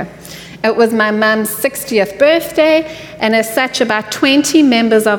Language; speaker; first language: English; native; English